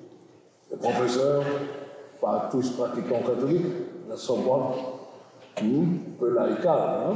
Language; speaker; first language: French; non-native, learner; German